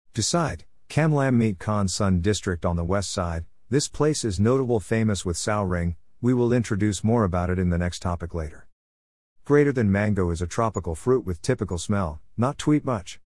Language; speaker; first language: English; non-native, fluent; Vietnamese